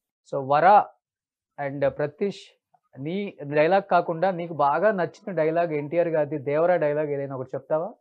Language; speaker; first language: Telugu; native; Telugu